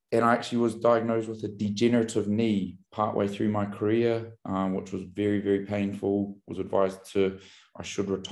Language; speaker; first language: English; native; English